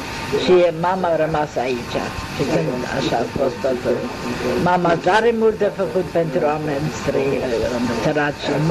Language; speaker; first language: Romanian; non-native, local second language; German